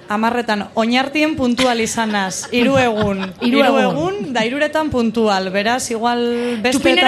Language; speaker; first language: Basque; native; Basque